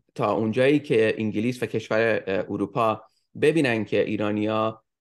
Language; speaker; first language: Persian; early bilingual, heritage; Persian